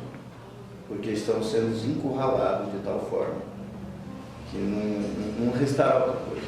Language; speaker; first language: Portuguese; native; Portuguese